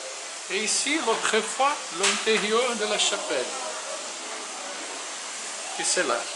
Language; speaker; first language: French; non-native, learner; Portuguese